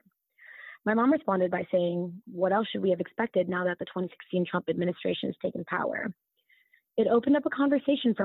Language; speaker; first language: English; native; English